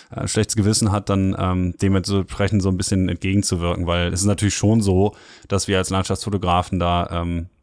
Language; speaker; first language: German; native; German